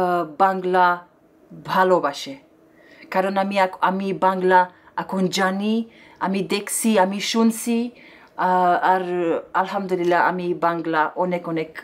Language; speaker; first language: Bangla; non-native, learner; Romanian